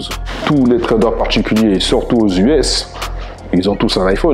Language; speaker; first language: French; native; French